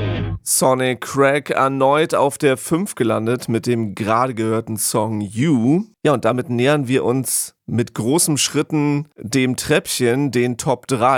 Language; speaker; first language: German; native; German